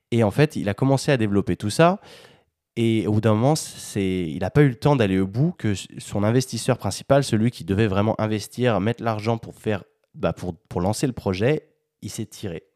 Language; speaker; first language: French; native; French